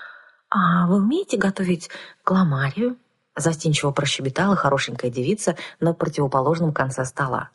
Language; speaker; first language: Russian; native; Russian